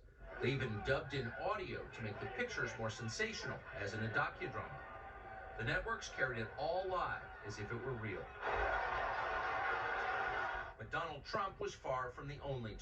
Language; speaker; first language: English; native; English